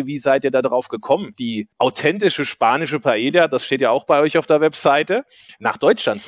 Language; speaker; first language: German; native; German